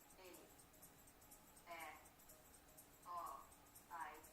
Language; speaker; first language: Portuguese; non-native, learner; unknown